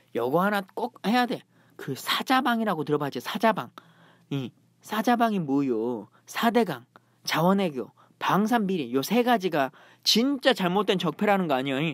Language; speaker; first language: Korean; native; Korean